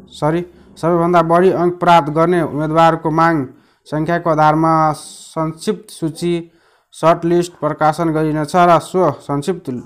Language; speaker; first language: Nepali; non-native, local second language; Maithili